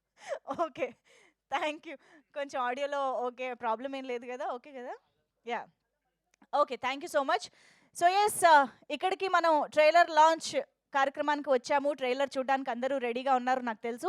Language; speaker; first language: Telugu; native; Telugu